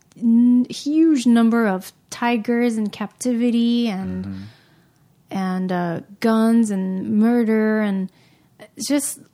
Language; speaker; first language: English; non-native, fluent; Japanese